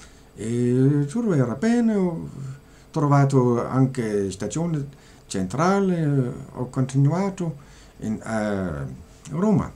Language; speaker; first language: Italian; non-native, learner; Danish